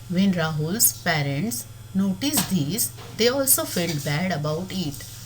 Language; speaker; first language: English; non-native, local second language; Marathi